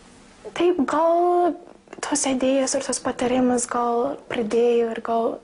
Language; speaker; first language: Lithuanian; early bilingual, heritage; English